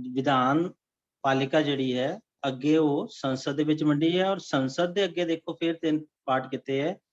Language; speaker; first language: Hindi; non-native, local second language; Punjabi